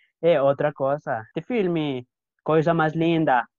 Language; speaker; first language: Portuguese; non-native, learner; Spanish